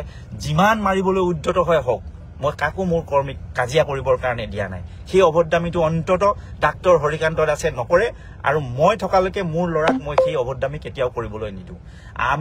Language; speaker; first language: Assamese; native; Assamese